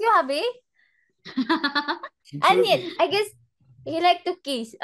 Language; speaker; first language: English; non-native, learner; Cebuano